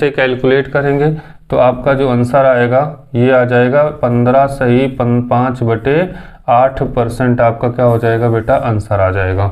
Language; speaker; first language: Hindi; native; Hindi